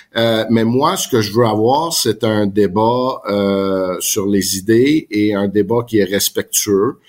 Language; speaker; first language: French; non-native, local second language; English